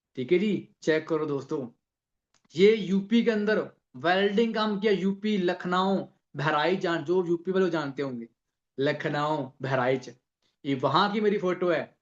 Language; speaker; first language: Hindi; non-native, local second language; Punjabi